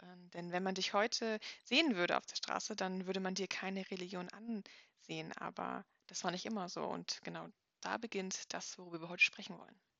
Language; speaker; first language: German; native; German